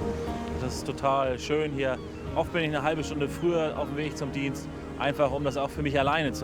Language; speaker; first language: German; native; German